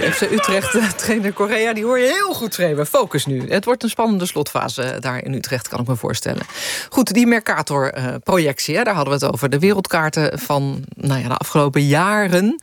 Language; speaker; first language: Dutch; native; Dutch